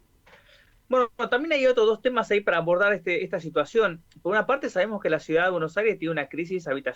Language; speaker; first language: Spanish; native; Spanish